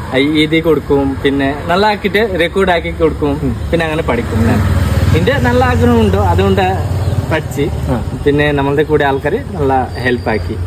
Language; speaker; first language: Malayalam; non-native, learner; Bangla